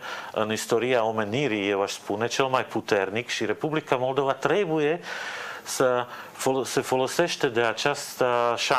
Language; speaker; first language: Romanian; non-native, fluent; Slovak